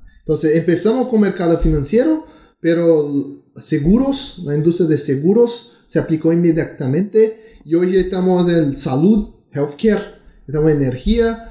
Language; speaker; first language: Spanish; non-native, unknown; Portuguese